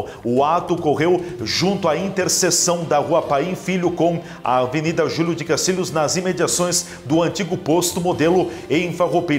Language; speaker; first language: Portuguese; native; Portuguese